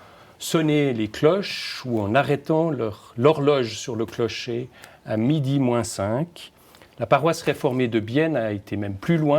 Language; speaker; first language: French; native; French